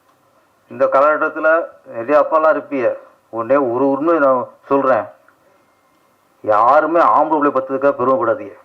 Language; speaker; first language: Tamil; native; Tamil